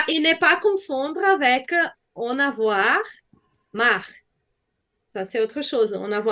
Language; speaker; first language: French; non-native, fluent; Portuguese